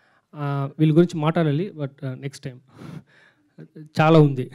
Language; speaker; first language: Telugu; non-native, fluent; Tamil